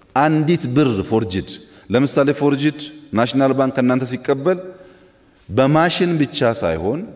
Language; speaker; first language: Amharic; non-native, local second language; Oromo